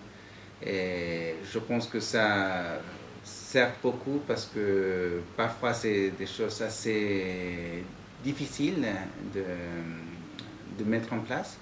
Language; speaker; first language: French; non-native, fluent; Spanish